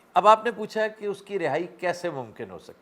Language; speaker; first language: Urdu; native; Urdu